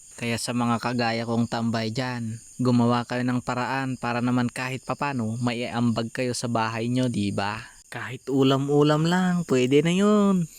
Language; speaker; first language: Filipino; non-native, local second language; Iloko